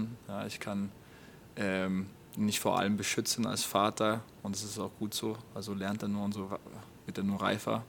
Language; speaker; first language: German; native; German